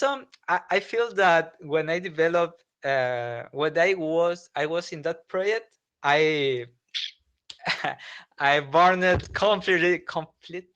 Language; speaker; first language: English; non-native, learner; Spanish